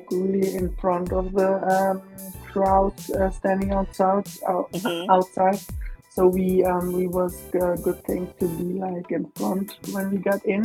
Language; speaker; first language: English; non-native, fluent; Swiss German